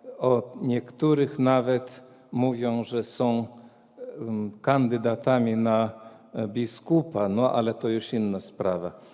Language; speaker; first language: Polish; non-native, fluent; Latvian